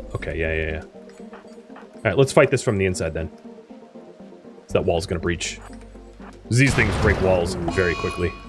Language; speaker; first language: English; native; English